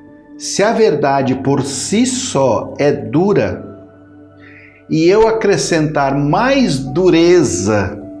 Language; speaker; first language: Portuguese; native; Portuguese